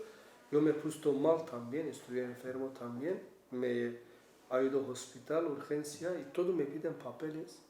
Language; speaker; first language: Spanish; non-native, learner; Kurdish